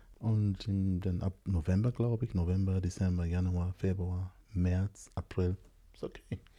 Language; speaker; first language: German; non-native, fluent; English